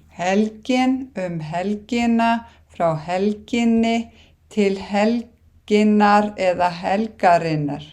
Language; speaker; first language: Icelandic; non-native, fluent; Thai